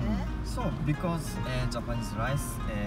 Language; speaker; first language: English; non-native, learner; Japanese